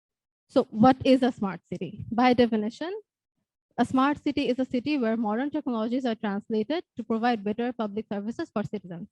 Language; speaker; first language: English; non-native, local second language; Bangla